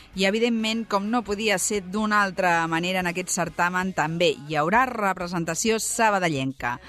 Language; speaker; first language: Catalan; native; Catalan